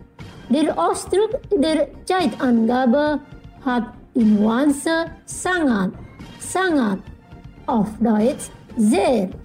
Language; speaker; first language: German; non-native, fluent; Indonesian